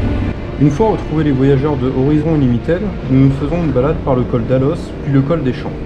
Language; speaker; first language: French; native; French